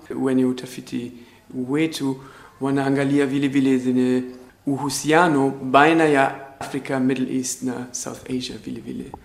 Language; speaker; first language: Swahili; non-native, fluent; German